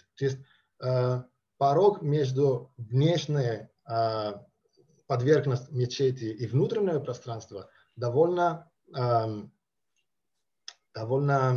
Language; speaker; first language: Russian; non-native, fluent; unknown